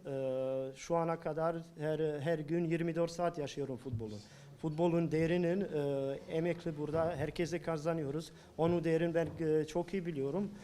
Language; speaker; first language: Turkish; non-native, learner; Bosnian